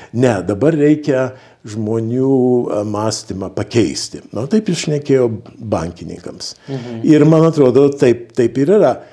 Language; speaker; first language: Lithuanian; early bilingual, heritage; Lithuanian